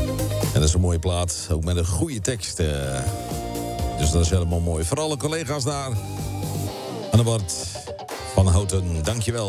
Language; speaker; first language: Dutch; native; Dutch